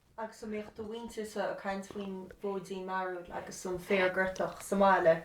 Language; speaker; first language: Irish; native; Irish